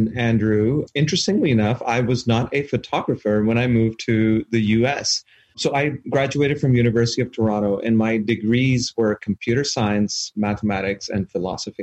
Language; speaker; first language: English; non-native, local second language; Urdu